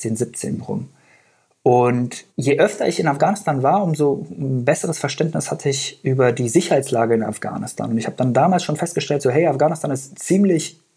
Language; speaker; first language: German; early bilingual, other home language; Persian